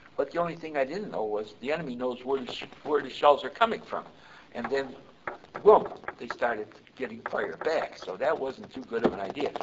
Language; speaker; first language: English; early bilingual, other home language; Yiddish